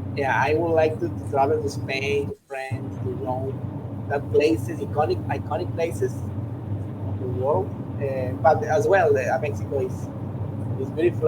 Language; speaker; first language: English; non-native, learner; Spanish